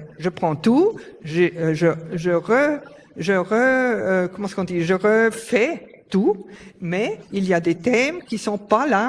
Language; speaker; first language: French; non-native, fluent; German